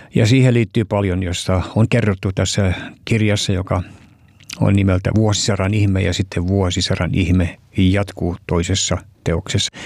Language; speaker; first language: Finnish; early bilingual, heritage; Finnish